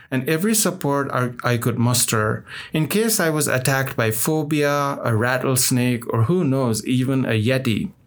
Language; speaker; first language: English; non-native, local second language; Nepali